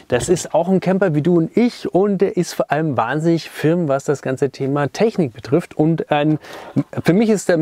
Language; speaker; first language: German; native; German